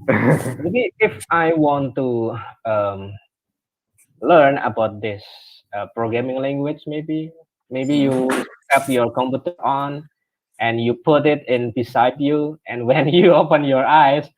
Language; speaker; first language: English; non-native, learner; Indonesian